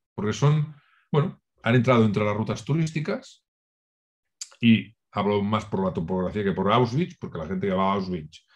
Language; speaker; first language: Spanish; non-native, local second language; Catalan